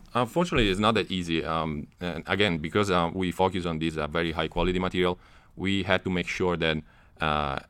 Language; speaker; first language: English; non-native, fluent; Italian